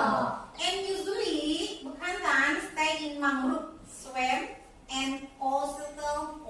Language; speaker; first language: English; non-native, learner; Indonesian